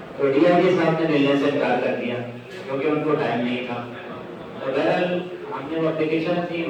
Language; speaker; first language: Urdu; native; Urdu